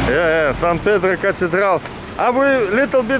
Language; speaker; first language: English; non-native, learner; Russian